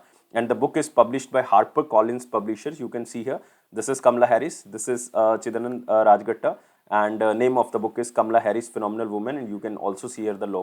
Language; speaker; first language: English; non-native, local second language; Hindi